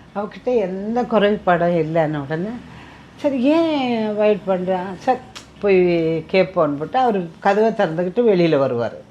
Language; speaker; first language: Tamil; non-native, local second language; Telugu